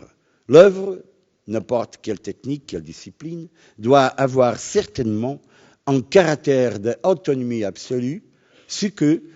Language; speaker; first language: French; non-native, fluent; Portuguese